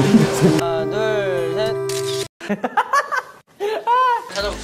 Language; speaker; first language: Korean; native; Korean